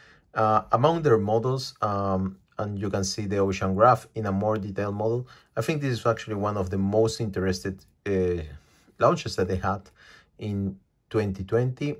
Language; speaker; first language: English; non-native, fluent; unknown